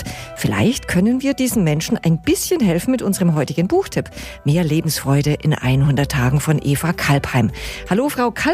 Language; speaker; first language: German; native; German